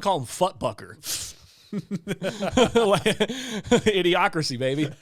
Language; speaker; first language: English; native; English